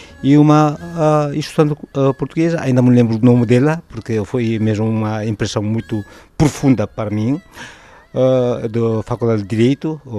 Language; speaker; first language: Portuguese; non-native, fluent; Korean